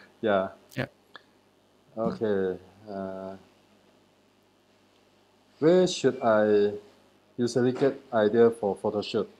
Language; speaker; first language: English; non-native, learner; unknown